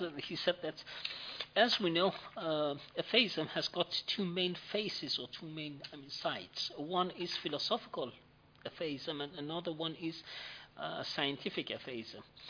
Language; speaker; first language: English; non-native, fluent; Persian